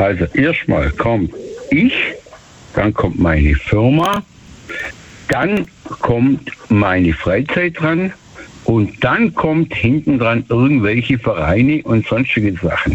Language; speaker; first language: German; native; German